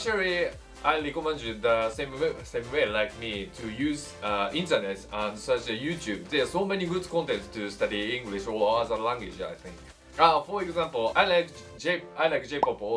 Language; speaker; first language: English; non-native, learner; Japanese